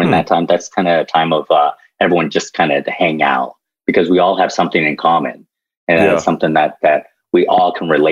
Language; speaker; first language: English; native; English